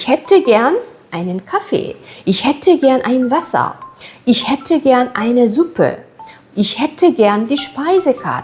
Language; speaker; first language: German; non-native, fluent; Korean